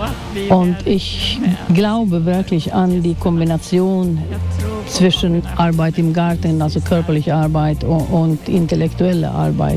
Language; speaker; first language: German; non-native, fluent; Swedish